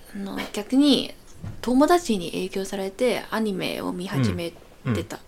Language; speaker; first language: Japanese; non-native, learner; Cantonese